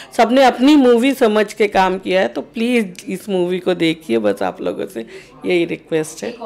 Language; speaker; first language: Hindi; native; Hindi